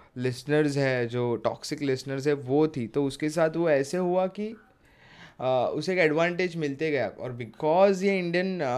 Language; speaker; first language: Hindi; native; Hindi